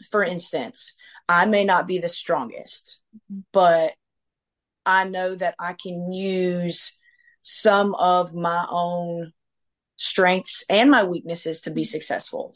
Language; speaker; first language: English; native; English